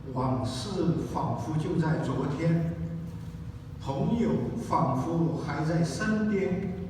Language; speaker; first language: Chinese; native; Chinese